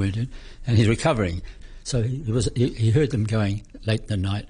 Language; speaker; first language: English; native; English